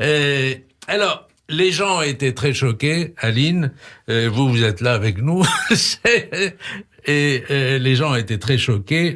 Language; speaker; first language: French; native; French